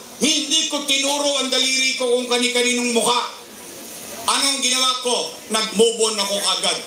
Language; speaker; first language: Filipino; native; Filipino